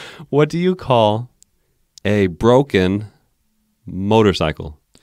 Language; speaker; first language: English; native; English